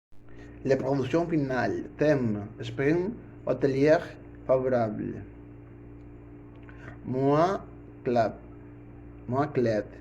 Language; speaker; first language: French; non-native, learner; Spanish